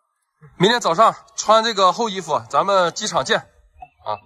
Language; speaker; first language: Chinese; native; Chinese